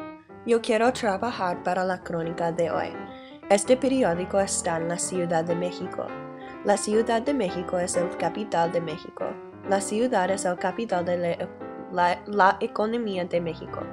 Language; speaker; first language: Spanish; non-native, learner; English